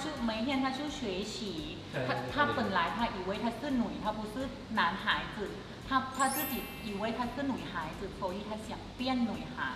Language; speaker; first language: Chinese; non-native, learner; Thai